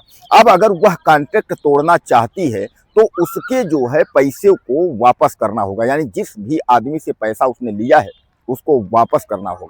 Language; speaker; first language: Hindi; native; Hindi